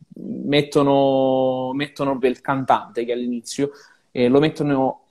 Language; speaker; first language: Italian; native; Italian